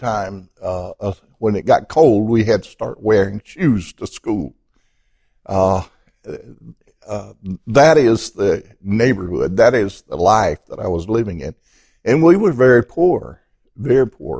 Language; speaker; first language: English; native; English